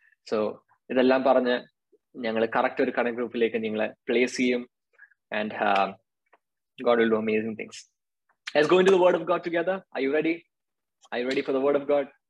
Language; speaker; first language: English; non-native, local second language; Malayalam